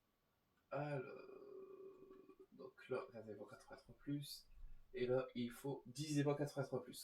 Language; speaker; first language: French; native; French